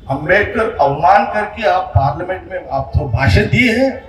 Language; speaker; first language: Hindi; non-native, local second language; Telugu